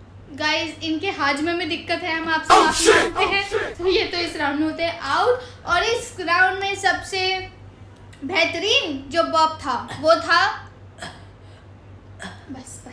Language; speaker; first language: Hindi; native; Hindi